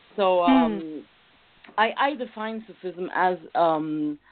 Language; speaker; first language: English; non-native, fluent; Arabic